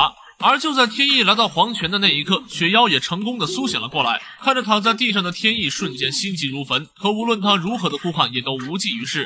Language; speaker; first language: Chinese; native; Chinese